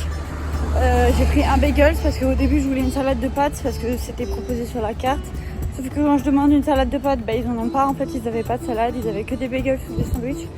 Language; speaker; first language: French; native; French